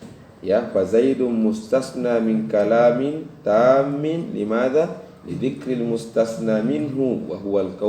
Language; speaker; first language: Arabic; non-native, fluent; Indonesian